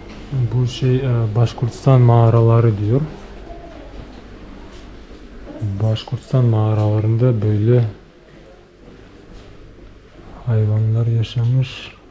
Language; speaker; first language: Turkish; non-native, learner; Bashkir